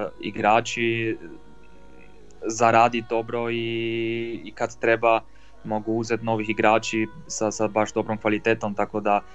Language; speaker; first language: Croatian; non-native, fluent; Polish